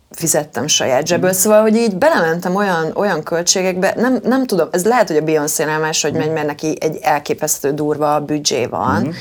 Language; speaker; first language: Hungarian; native; Hungarian